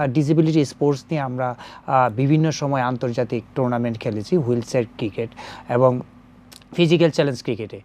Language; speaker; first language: Bangla; native; Bangla